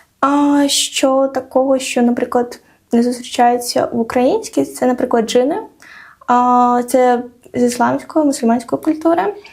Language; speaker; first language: Ukrainian; non-native, local second language; Crimean Tatar